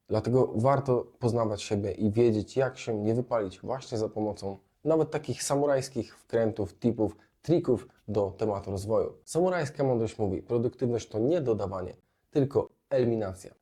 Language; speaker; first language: Polish; native; Polish